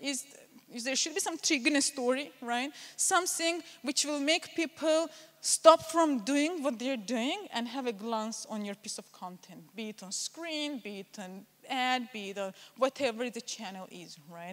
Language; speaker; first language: English; non-native, fluent; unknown